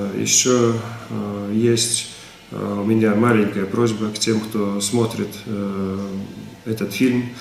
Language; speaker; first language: Russian; native; Russian